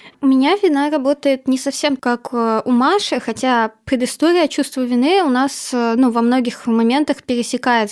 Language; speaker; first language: Russian; native; Russian